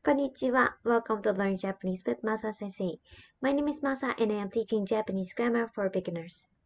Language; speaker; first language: English; non-native, fluent; Japanese